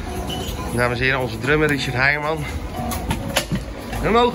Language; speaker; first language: Dutch; native; Dutch